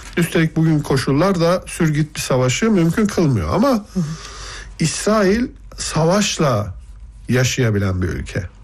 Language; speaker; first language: Turkish; native; Turkish